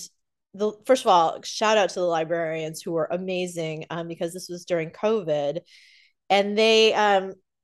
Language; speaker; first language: English; native; English